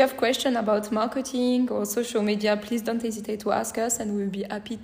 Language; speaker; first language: English; non-native, fluent; French